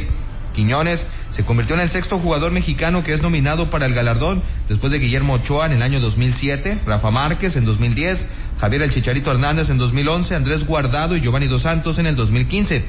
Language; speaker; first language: Spanish; native; Spanish